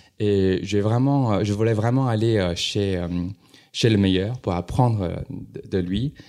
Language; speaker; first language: French; non-native, fluent; Chinese